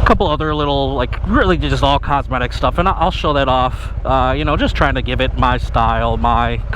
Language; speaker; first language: English; native; English